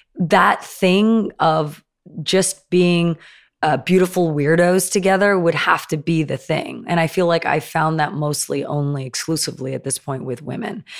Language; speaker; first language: English; native; English